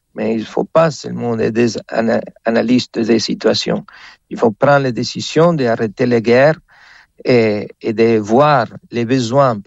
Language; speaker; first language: French; non-native, fluent; Spanish